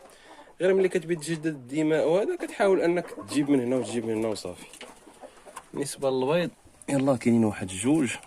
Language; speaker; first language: Arabic; native; Arabic